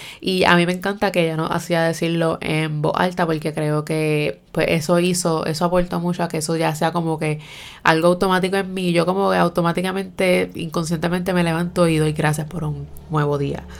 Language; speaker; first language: Spanish; native; Spanish